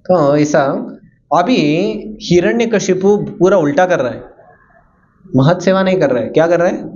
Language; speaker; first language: Hindi; non-native, local second language; Kannada